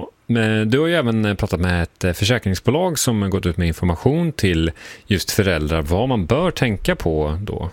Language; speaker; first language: Swedish; native; Swedish